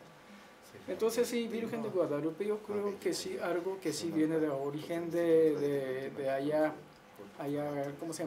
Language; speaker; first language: Spanish; non-native, learner; Japanese